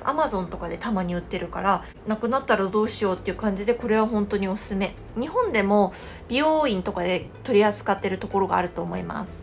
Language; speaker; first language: Japanese; non-native, fluent; Korean